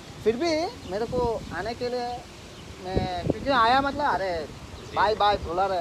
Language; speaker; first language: Hindi; non-native, local second language; Telugu